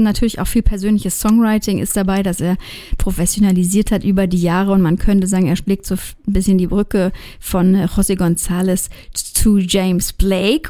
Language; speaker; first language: German; native; German